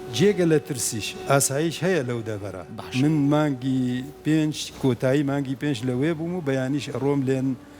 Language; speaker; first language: Central Kurdish; non-native, local second language; Kurdish